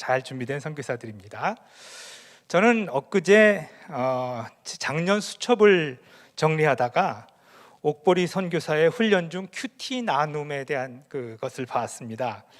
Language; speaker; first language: Korean; native; Korean